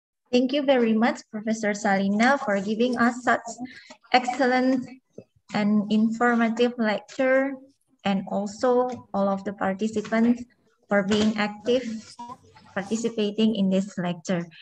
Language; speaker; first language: English; non-native, fluent; Indonesian